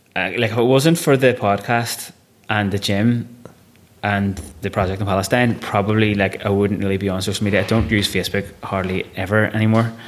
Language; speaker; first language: English; non-native, local second language; Irish